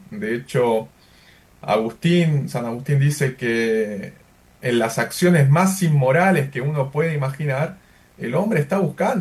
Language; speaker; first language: Spanish; native; Spanish